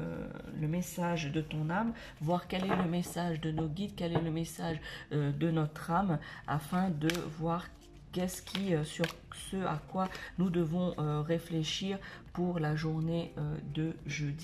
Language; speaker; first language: French; native; French